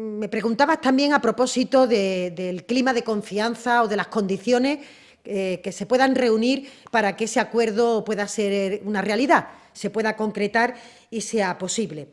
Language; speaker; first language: Spanish; native; Spanish